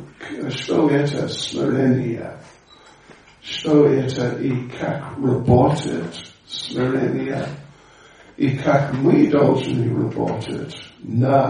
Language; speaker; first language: Russian; non-native, learner; English